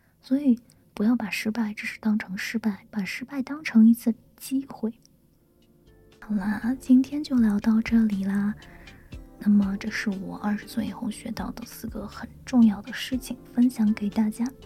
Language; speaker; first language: Chinese; native; Chinese